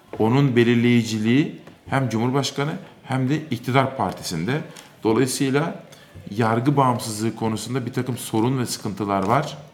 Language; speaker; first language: Turkish; native; Turkish